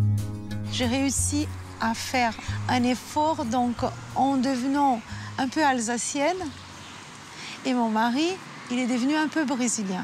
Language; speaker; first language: French; non-native, fluent; Portuguese